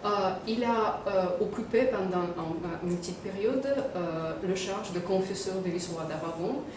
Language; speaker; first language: French; non-native, fluent; Russian